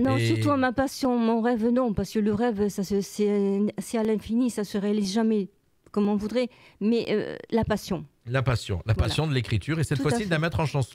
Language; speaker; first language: French; native; French